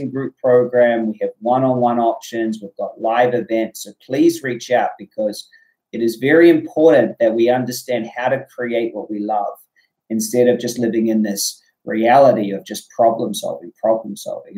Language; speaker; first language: English; native; English